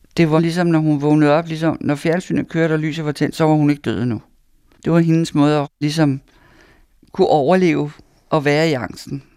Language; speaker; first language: Danish; native; Danish